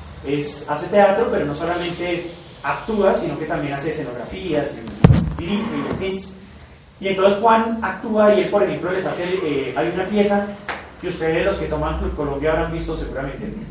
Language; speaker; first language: Spanish; native; Spanish